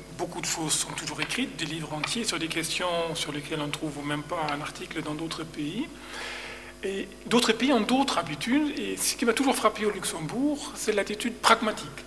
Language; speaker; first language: French; non-native, fluent; German